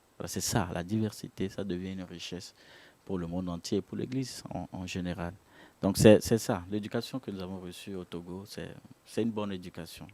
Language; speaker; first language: French; non-native, local second language; Ewe